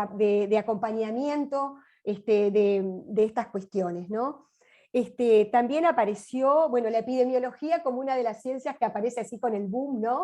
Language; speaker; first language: Spanish; native; Spanish